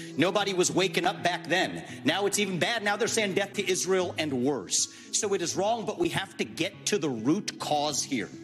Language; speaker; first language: English; native; English